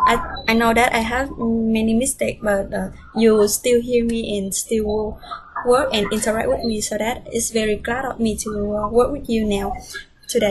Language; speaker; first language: English; non-native, fluent; Vietnamese